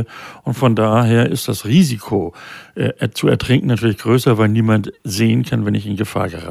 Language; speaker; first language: German; native; German